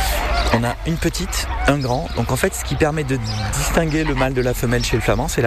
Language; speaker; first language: French; native; French